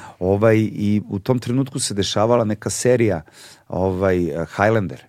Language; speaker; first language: Serbian; native; Serbian